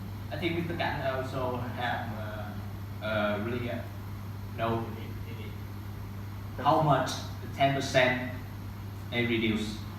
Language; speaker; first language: English; non-native, learner; Vietnamese